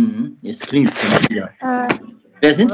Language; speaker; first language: German; native; German